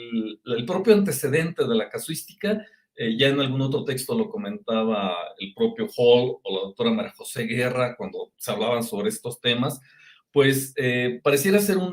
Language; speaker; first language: Spanish; native; Spanish